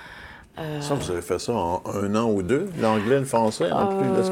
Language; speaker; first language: French; native; French